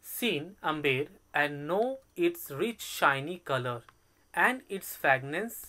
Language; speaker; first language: English; non-native, local second language; Bangla